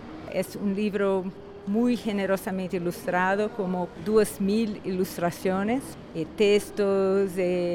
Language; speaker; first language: Spanish; non-native, fluent; Portuguese